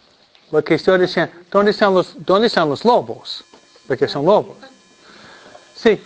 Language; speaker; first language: Spanish; non-native, fluent; English